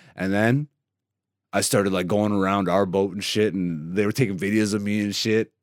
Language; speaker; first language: English; non-native, fluent; Greek